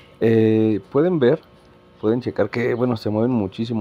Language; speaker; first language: Spanish; native; Spanish